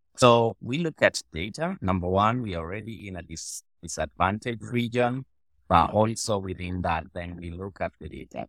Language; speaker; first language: English; non-native, local second language; Luo (Kenya and Tanzania)